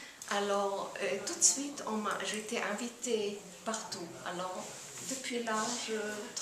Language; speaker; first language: French; non-native, fluent; German